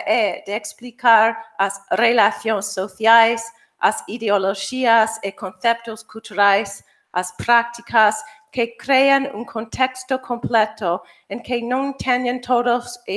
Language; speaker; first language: Galician; non-native, fluent; English